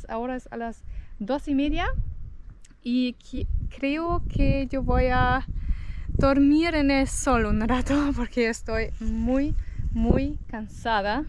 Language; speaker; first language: Spanish; non-native, fluent; German